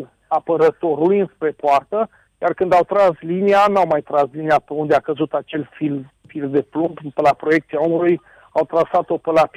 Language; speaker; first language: Romanian; native; Romanian